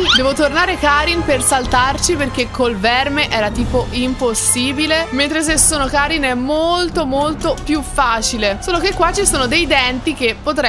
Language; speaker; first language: Italian; native; Italian